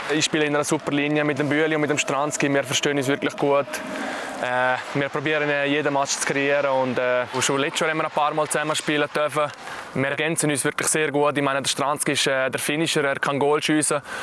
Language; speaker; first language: German; native; German